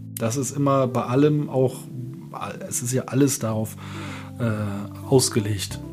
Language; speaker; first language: German; native; German